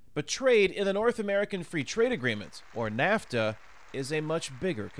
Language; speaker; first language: English; native; English